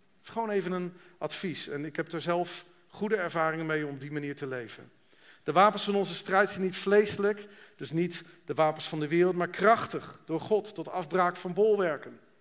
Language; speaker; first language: Dutch; native; Dutch